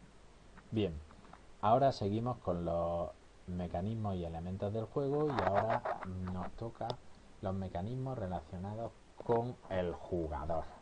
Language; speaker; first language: Spanish; native; Spanish